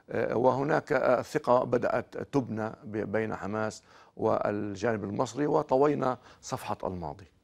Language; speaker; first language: Arabic; native; Arabic